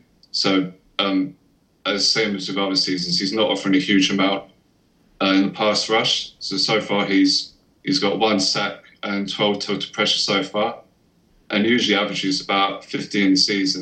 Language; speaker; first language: English; native; English